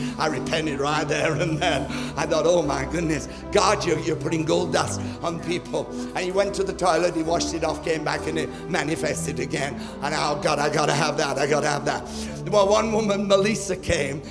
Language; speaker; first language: English; native; English